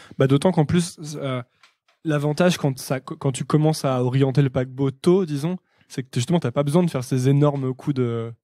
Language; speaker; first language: French; native; French